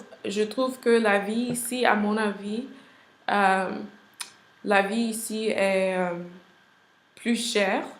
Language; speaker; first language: French; non-native, learner; English